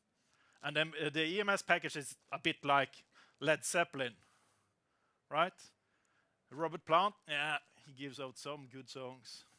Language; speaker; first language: English; non-native, fluent; Norwegian